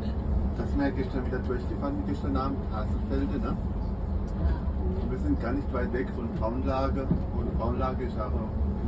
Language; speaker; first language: German; native; German